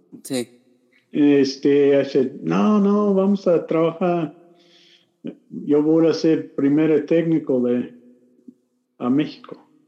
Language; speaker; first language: Spanish; non-native, learner; English